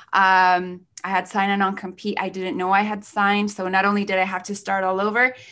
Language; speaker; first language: English; early bilingual, other home language; Spanish